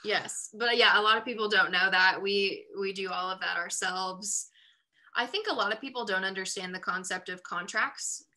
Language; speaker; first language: English; native; English